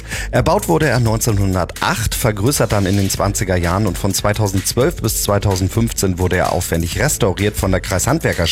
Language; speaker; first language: German; native; German